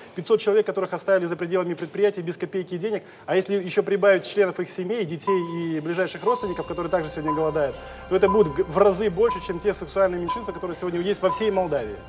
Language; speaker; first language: Russian; native; Russian